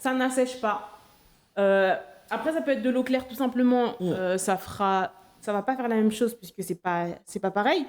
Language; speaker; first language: French; non-native, local second language; Haitian Creole